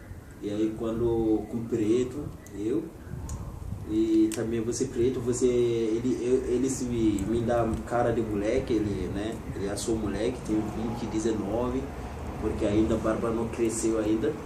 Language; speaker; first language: Portuguese; non-native, learner; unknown